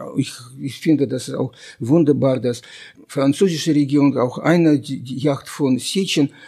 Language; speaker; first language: German; non-native, fluent; Russian